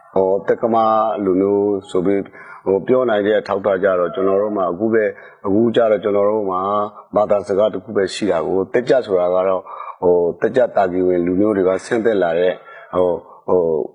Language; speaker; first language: Burmese; non-native, local second language; Chakma